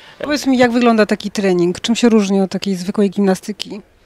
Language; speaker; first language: Polish; native; Polish